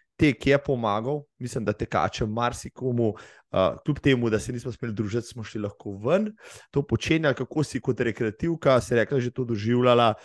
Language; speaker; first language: Slovenian; native; Slovenian